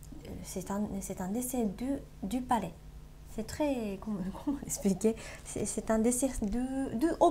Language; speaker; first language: French; non-native, learner; Japanese